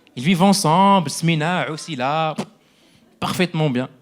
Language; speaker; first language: French; non-native, local second language; Arabic